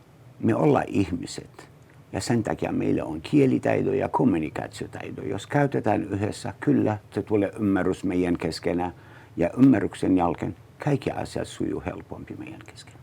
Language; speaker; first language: Finnish; non-native, learner; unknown